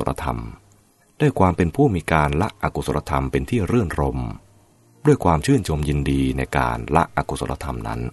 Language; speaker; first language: Thai; native; Thai